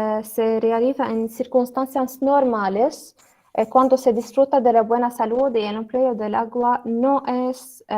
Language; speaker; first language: Spanish; non-native, learner; Arabic